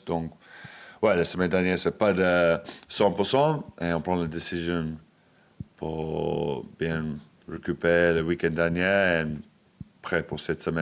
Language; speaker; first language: French; non-native, fluent; English